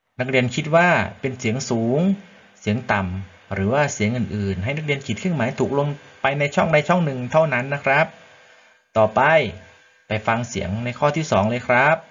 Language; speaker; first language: Thai; native; Thai